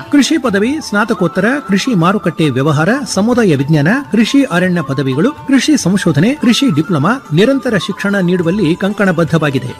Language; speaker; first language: Kannada; native; Kannada